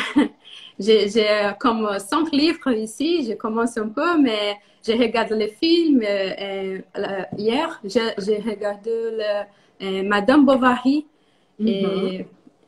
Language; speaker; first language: French; non-native, learner; Portuguese